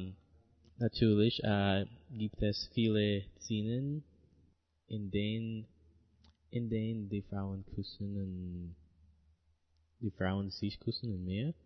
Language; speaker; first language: German; non-native, learner; English